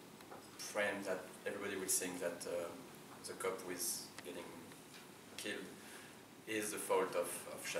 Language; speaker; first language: English; non-native, fluent; French